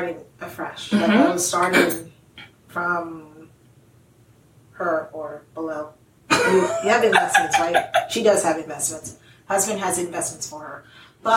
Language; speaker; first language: English; non-native, local second language; Yoruba